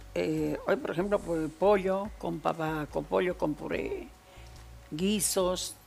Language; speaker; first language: Spanish; native; Spanish